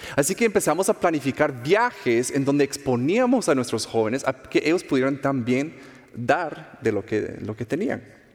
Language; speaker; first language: Spanish; non-native, fluent; English